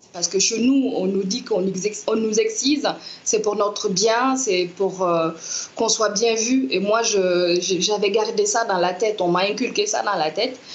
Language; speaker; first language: French; non-native, local second language; Mossi